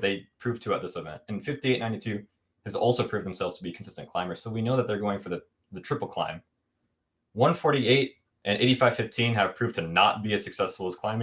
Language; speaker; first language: English; native; English